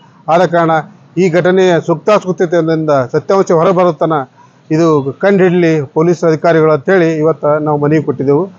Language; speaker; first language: Kannada; native; Kannada